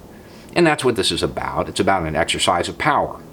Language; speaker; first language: English; native; English